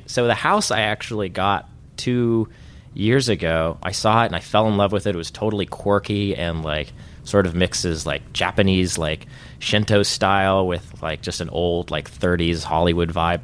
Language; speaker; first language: English; native; English